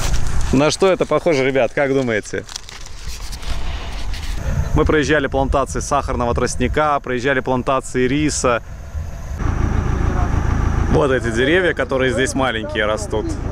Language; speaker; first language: Russian; native; Russian